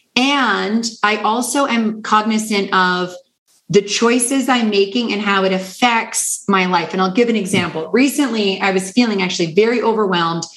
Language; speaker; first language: English; native; English